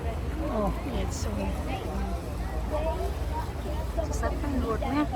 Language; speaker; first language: German; non-native, fluent; Filipino